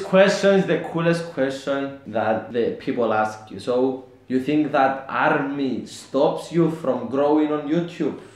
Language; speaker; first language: English; non-native, learner; Greek